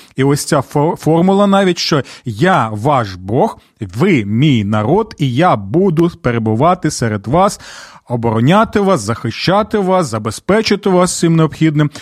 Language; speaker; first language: Ukrainian; non-native, local second language; Russian